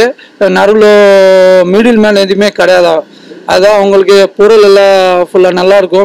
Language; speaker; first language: Tamil; non-native, fluent; Bangla